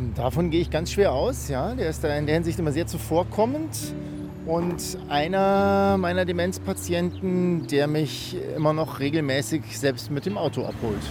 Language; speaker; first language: German; native; German